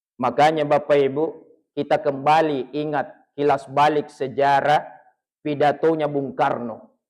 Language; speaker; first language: Malay; non-native, local second language; Buginese